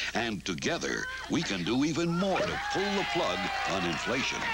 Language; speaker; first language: English; native; English